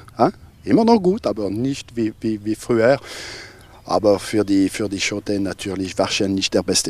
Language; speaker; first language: German; non-native, local second language; French